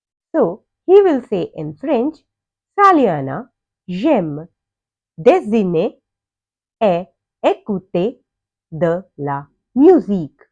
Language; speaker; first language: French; non-native, fluent; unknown